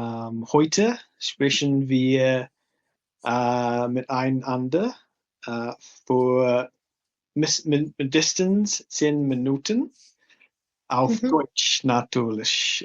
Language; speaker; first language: German; non-native, learner; English